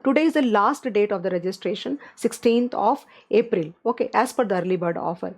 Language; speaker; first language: English; non-native, local second language; Hindi